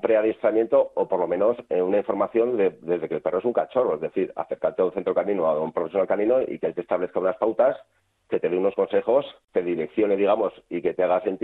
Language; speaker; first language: Spanish; native; Spanish